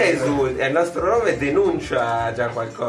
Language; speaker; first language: Italian; native; Italian